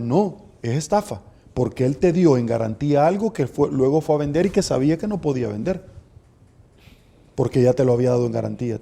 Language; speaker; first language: Spanish; native; Spanish